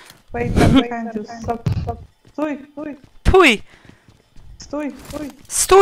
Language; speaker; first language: English; non-native, fluent; Polish